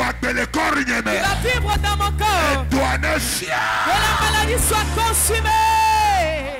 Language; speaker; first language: French; non-native, local second language; Ewe